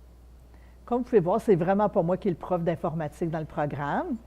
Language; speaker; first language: French; native; French